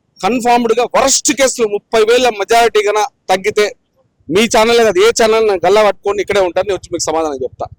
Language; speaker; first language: Telugu; native; Telugu